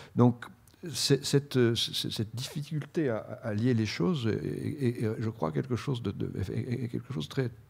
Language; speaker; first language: French; native; French